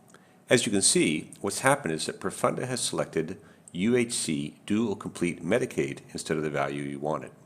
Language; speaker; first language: English; native; English